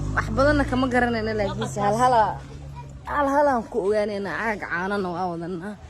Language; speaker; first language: Somali; early bilingual, heritage; Somali